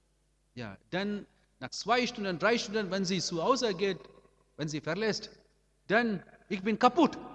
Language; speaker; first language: German; non-native, learner; Amharic